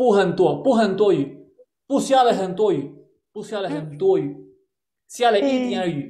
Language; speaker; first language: Chinese; non-native, fluent; Spanish